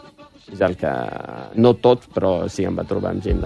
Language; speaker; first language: Catalan; non-native, fluent; Riffian